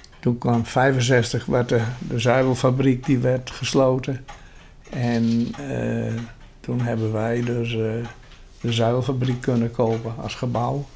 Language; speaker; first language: Dutch; non-native, local second language; Western Frisian